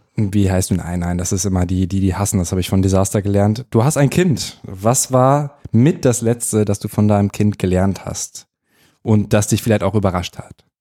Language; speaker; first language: German; native; German